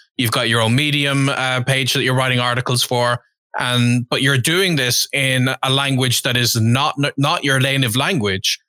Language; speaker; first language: English; native; English